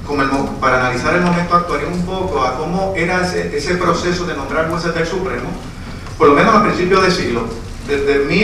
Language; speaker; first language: Spanish; native; Spanish